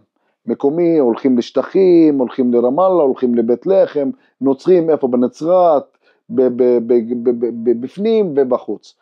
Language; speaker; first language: Hebrew; non-native, local second language; Arabic